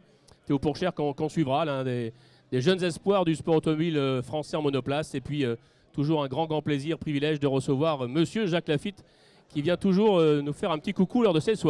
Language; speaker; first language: French; native; French